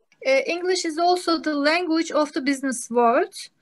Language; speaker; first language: English; non-native, learner; Turkish